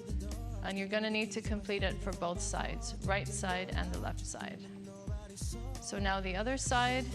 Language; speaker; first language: English; non-native, local second language; Arabic